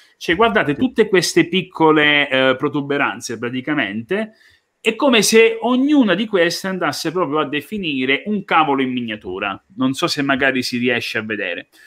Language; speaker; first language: Italian; native; Italian